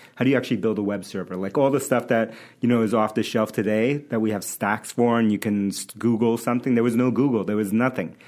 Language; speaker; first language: English; early bilingual, other home language; Spanish